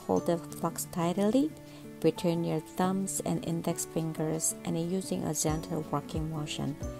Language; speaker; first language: English; non-native, fluent; Korean